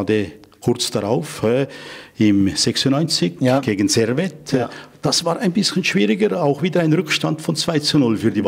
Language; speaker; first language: German; native; German